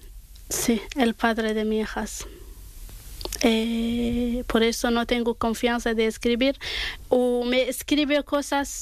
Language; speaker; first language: Spanish; non-native, learner; Arabic